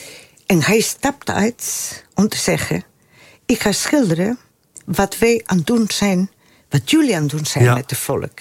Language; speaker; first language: Dutch; non-native, fluent; Spanish